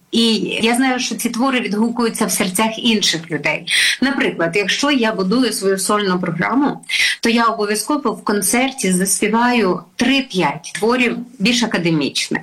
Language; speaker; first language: Ukrainian; native; Ukrainian